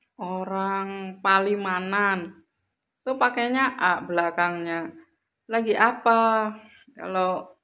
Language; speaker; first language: Indonesian; non-native, local second language; Javanese